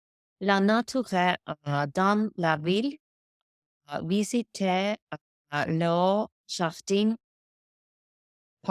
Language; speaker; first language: French; non-native, learner; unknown